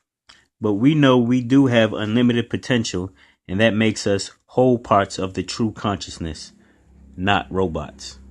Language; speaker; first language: English; native; English